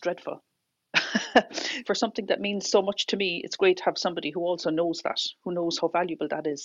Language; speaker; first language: English; native; English